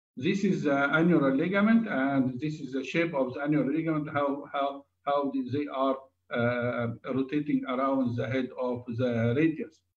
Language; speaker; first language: English; non-native, fluent; Arabic